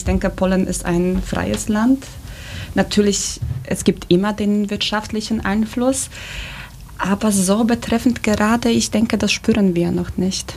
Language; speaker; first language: German; non-native, fluent; Polish